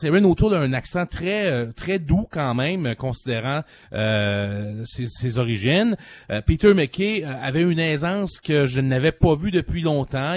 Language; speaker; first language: French; native; French